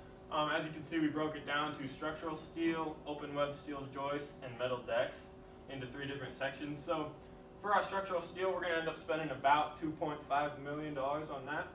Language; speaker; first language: English; native; English